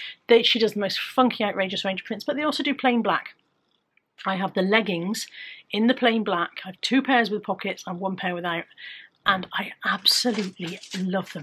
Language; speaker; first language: English; native; English